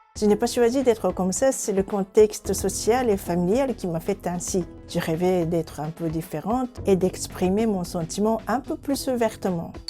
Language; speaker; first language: French; non-native, fluent; Japanese